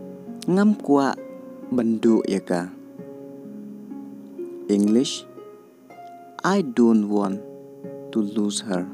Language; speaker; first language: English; non-native, local second language; Khasi